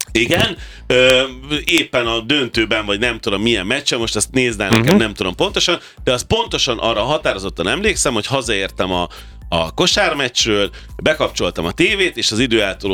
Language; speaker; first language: Hungarian; native; Hungarian